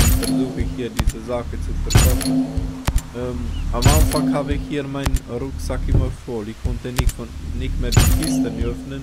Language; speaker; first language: German; non-native, fluent; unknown